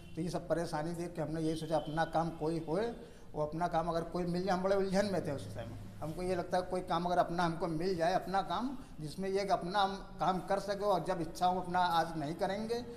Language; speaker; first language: Hindi; native; Hindi